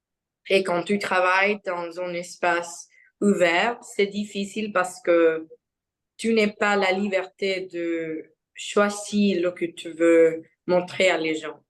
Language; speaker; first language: French; non-native, learner; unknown